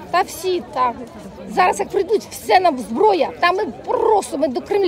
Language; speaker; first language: Ukrainian; native; Ukrainian